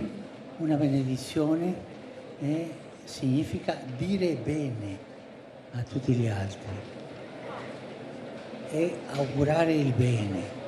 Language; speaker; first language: Italian; non-native, fluent; Spanish